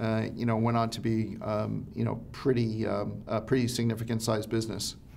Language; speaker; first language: English; native; English